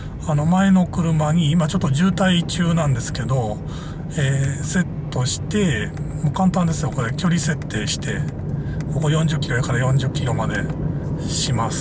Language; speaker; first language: Japanese; native; Japanese